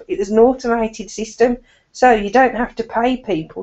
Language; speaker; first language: English; native; English